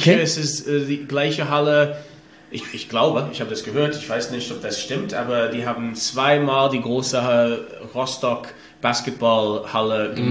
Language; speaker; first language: German; non-native, learner; English